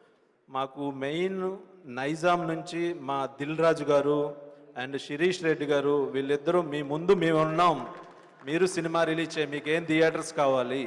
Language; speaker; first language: Telugu; native; Telugu